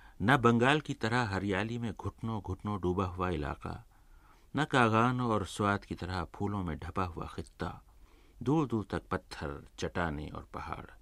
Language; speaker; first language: Urdu; native; Urdu